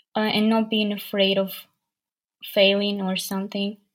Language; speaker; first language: English; non-native, fluent; Ukrainian